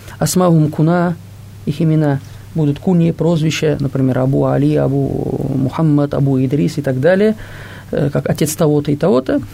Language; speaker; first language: Russian; non-native, local second language; Tatar